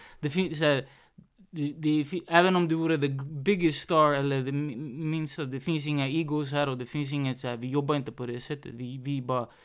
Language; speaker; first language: Swedish; early bilingual, other home language; Spanish